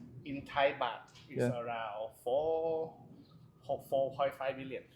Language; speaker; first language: English; non-native, learner; Thai